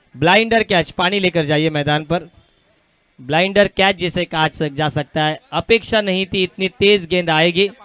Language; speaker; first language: Hindi; non-native, local second language; Marathi